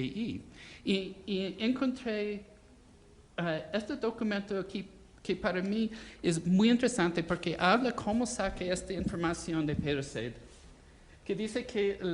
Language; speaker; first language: Spanish; non-native, fluent; English